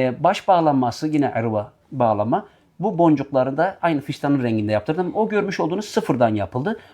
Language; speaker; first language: Turkish; native; Turkish